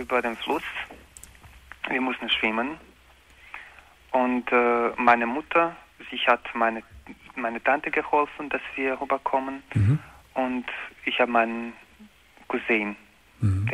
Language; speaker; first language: German; non-native, learner; Croatian